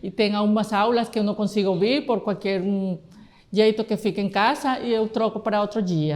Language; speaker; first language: Portuguese; non-native, fluent; Spanish